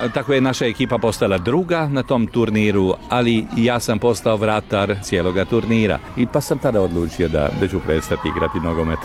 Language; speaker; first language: Croatian; early bilingual, heritage; Hungarian